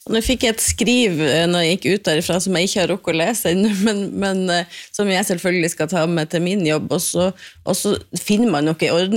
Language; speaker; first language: Norwegian; native; Norwegian